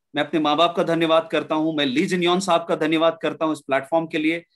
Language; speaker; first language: Hindi; native; Hindi